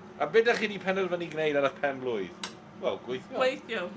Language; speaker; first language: Welsh; native; Welsh